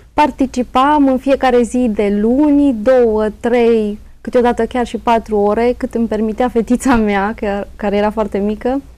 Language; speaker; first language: Romanian; native; Romanian